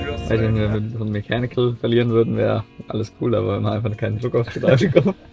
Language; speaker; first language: English; non-native, fluent; German